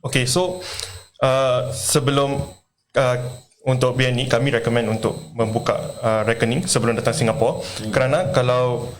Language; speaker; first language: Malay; non-native, local second language; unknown